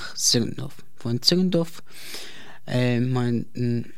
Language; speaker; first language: German; non-native, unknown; Arabic